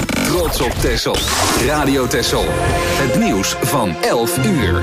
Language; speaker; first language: Dutch; native; Dutch